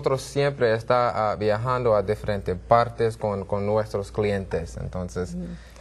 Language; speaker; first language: Spanish; non-native, learner; English